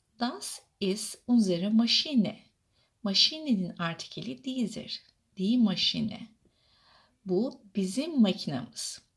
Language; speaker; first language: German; non-native, fluent; Turkish